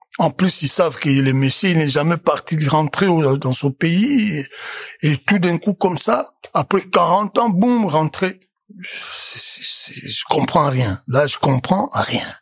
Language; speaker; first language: French; non-native, local second language; Lingala